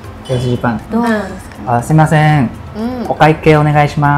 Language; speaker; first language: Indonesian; non-native, learner; Japanese